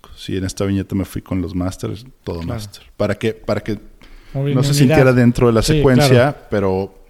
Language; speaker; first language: Spanish; native; Spanish